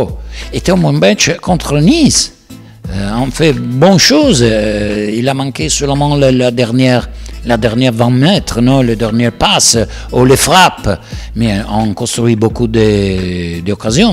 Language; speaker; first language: French; non-native, learner; Italian